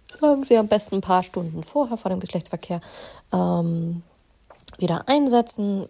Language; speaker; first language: German; native; German